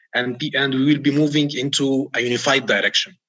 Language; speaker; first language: English; non-native, fluent; Arabic